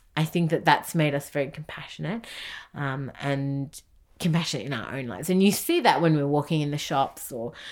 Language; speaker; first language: English; native; English